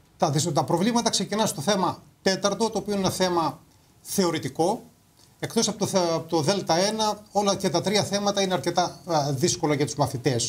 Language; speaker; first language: Greek; native; Greek